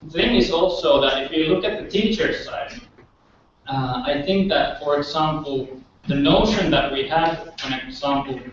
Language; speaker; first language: English; non-native, fluent; Finnish